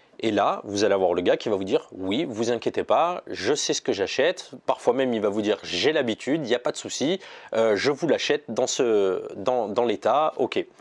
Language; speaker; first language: French; native; French